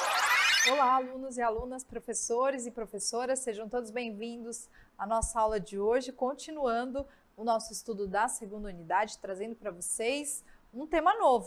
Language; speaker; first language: Portuguese; native; Portuguese